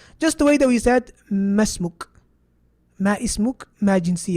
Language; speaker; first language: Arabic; non-native, fluent; English